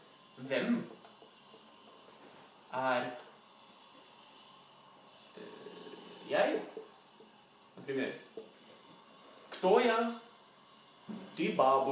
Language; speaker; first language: Russian; non-native, learner; Norwegian